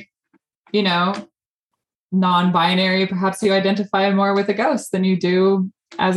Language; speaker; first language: English; native; English